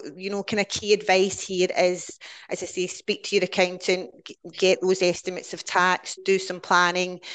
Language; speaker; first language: English; native; English